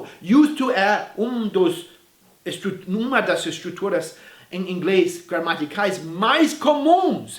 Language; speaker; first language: Portuguese; non-native, fluent; English